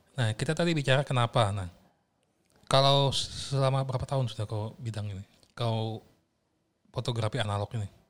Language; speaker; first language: Indonesian; native; Indonesian